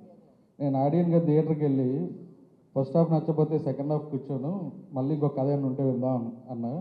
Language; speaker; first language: Telugu; native; Telugu